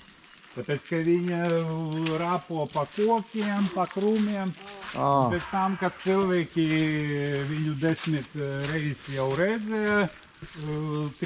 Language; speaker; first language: Latvian; non-native, local second language; Russian